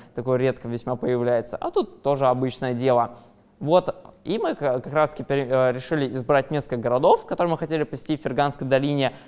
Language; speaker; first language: Russian; native; Russian